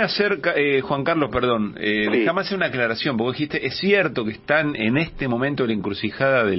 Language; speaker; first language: Spanish; native; Spanish